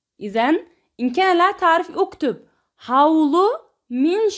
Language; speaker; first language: Arabic; non-native, fluent; Turkish